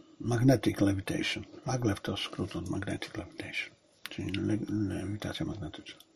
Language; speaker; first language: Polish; early bilingual, other home language; Chinese